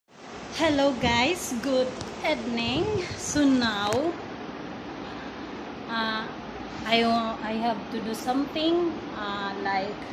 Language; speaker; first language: English; non-native, learner; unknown